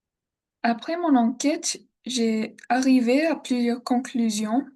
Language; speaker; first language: French; non-native, learner; English